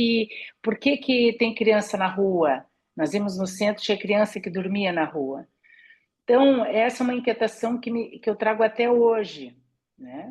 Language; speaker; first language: Portuguese; native; Portuguese